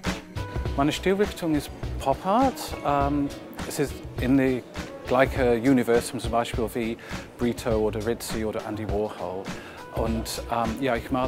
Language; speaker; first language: German; non-native, fluent; English